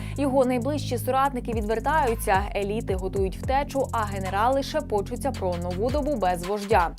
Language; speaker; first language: Ukrainian; native; Ukrainian